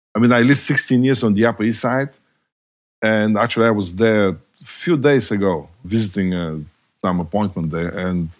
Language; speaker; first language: English; non-native, fluent; Bulgarian